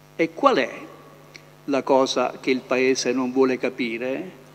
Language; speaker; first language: Italian; native; Italian